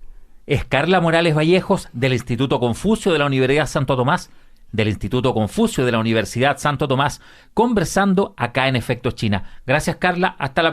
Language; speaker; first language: Spanish; native; Spanish